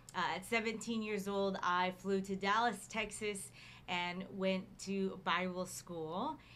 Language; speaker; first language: English; native; English